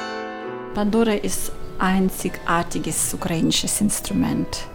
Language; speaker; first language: German; non-native, learner; Ukrainian